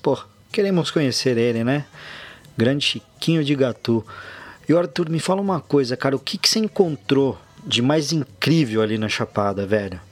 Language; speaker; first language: Portuguese; native; Portuguese